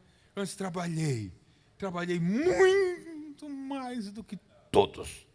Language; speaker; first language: Portuguese; native; Portuguese